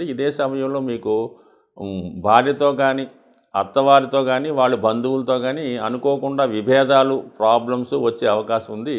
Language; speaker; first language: Telugu; native; Telugu